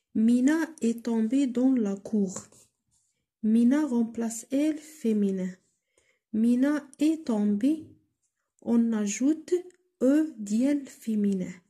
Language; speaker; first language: French; non-native, local second language; Arabic